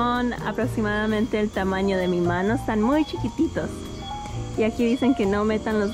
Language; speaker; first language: Spanish; early bilingual, heritage; Spanish